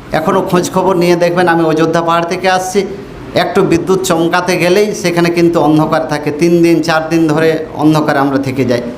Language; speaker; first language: Bangla; non-native, local second language; Santali